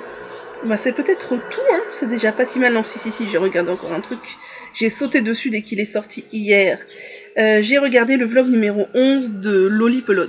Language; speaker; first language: French; native; French